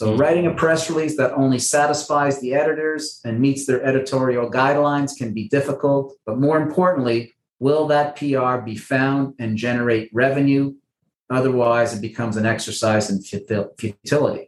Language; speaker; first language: English; native; English